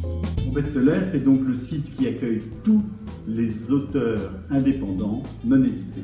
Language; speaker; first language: French; native; French